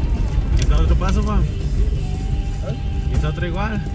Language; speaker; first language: Spanish; native; Spanish